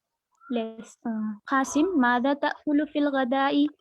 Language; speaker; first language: Arabic; non-native, learner; Urdu